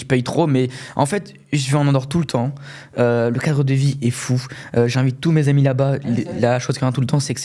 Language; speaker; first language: French; native; French